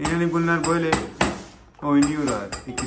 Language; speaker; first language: Turkish; non-native, learner; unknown